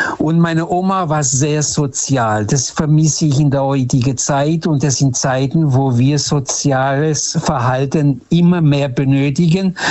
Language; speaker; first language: German; early bilingual, other home language; Portuguese